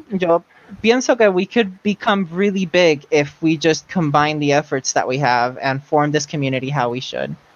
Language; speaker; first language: English; non-native, local second language; Spanish